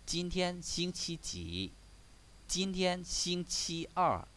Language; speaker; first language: Chinese; non-native, learner; Hmong